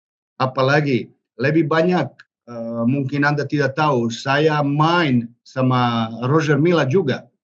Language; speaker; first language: Indonesian; non-native, learner; Serbian